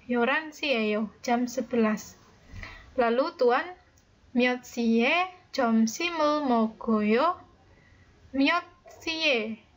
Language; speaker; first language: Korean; non-native, fluent; Indonesian